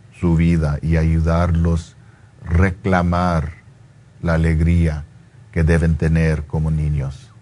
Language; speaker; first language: Spanish; early bilingual, heritage; Spanish